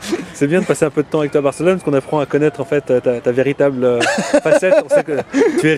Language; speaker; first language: French; native; French